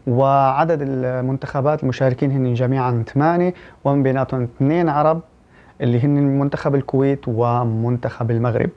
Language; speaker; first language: Arabic; early bilingual, heritage; Arabic